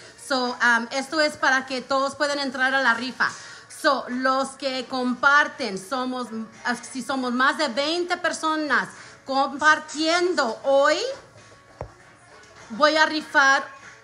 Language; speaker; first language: Spanish; early bilingual, heritage; Spanish